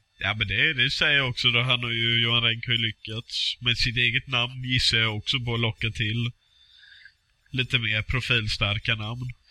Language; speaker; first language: Swedish; native; Swedish